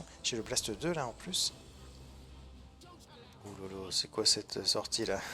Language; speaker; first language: French; native; French